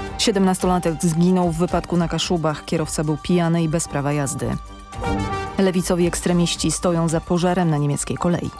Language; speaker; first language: Polish; native; Polish